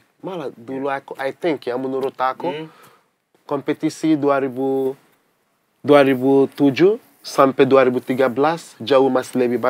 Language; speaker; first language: Indonesian; non-native, fluent; English